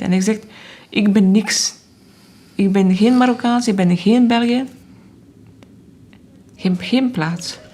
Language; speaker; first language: Dutch; non-native, learner; French